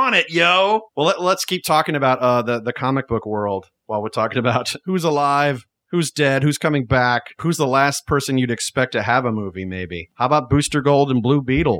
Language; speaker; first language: English; native; English